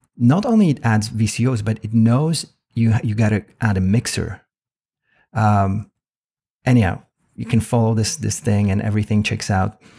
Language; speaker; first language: English; non-native, fluent; Polish